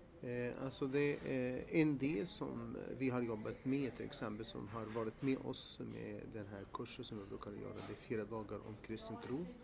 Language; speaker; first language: Swedish; non-native, fluent; Arabic